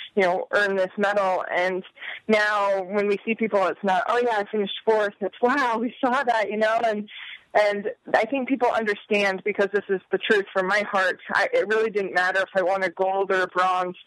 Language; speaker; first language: English; native; English